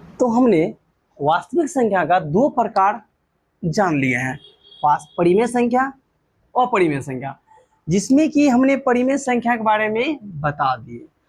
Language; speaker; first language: Hindi; native; Hindi